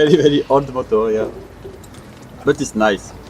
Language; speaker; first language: English; non-native, learner; French